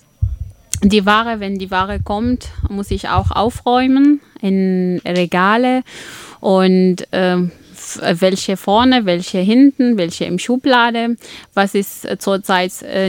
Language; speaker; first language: German; non-native, fluent; Arabic